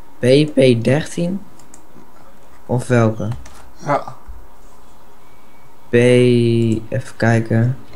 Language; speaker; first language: Dutch; native; Dutch